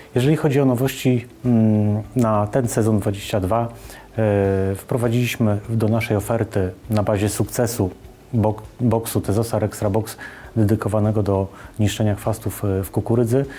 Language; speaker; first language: Polish; native; Polish